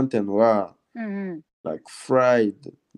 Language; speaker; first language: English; non-native, fluent; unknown